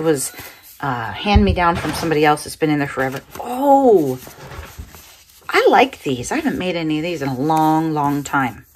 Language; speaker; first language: English; native; English